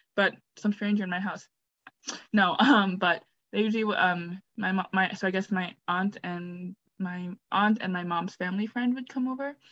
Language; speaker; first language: English; native; English